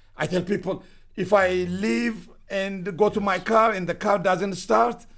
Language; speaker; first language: English; non-native, fluent; Amharic